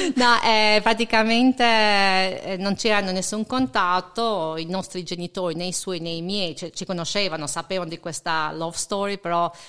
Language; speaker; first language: Italian; non-native, fluent; Albanian